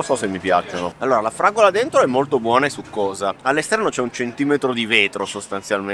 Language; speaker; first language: Italian; native; Italian